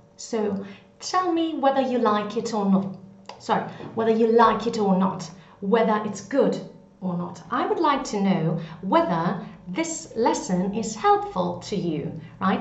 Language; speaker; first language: English; non-native, fluent; Greek